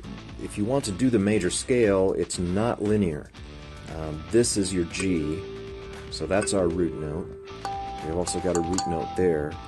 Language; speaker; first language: English; native; English